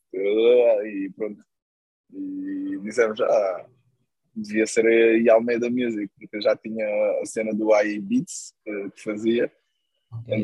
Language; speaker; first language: Portuguese; non-native, local second language; Kabuverdianu